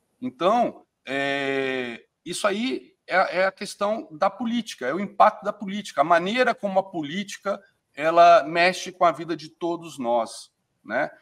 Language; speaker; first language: Portuguese; native; Portuguese